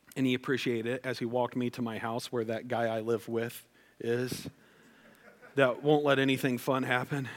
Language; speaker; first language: English; native; English